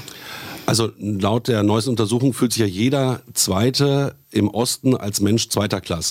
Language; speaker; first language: German; native; German